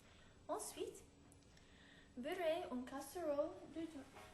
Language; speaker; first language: French; non-native, learner; English